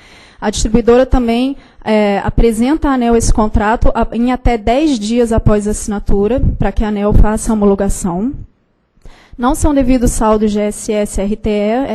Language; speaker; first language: Portuguese; native; Portuguese